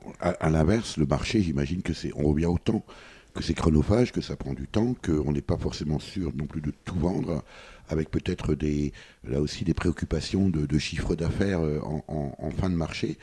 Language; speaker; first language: French; native; French